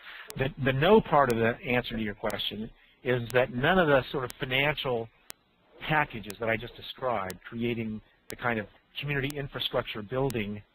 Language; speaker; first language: English; native; English